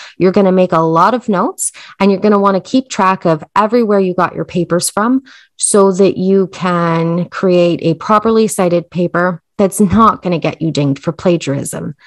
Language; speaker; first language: English; native; English